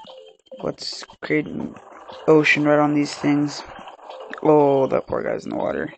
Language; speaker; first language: English; native; English